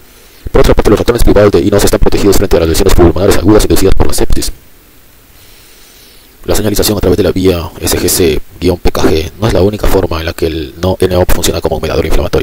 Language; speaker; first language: Spanish; native; Spanish